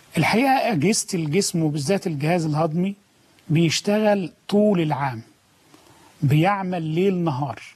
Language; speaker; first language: Egyptian Arabic; native; Egyptian Arabic